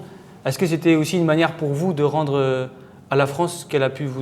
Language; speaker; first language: French; native; French